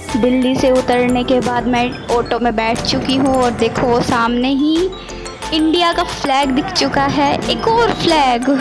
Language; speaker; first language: Hindi; native; Hindi